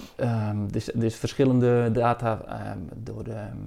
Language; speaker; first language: Dutch; native; Dutch